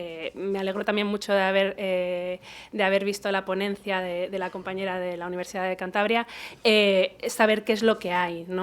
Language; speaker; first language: Spanish; native; Spanish